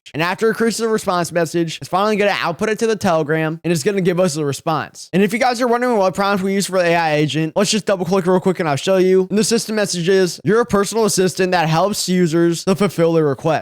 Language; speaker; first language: English; native; English